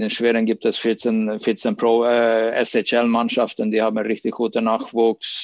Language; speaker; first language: German; non-native, fluent; Swedish